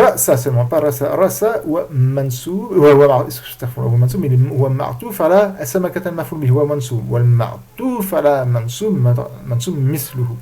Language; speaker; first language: Arabic; non-native, fluent; French